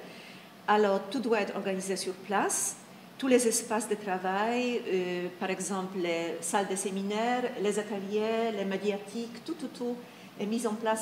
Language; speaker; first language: French; non-native, fluent; Polish